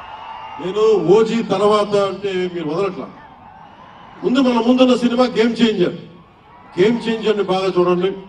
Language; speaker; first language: Telugu; native; Telugu